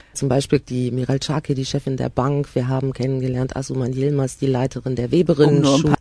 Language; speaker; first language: German; native; German